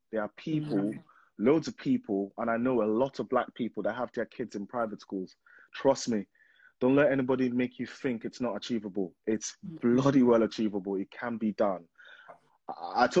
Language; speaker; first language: English; non-native, local second language; Yoruba